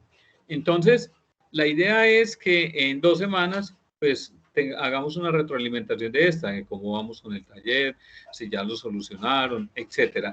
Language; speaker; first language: Spanish; native; Spanish